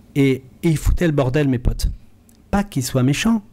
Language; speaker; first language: French; early bilingual, other home language; Arabic